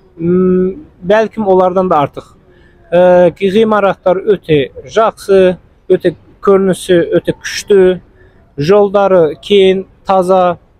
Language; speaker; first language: Kazakh; early bilingual, heritage; Azerbaijani